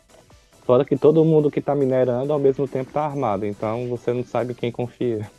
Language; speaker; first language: Portuguese; native; Portuguese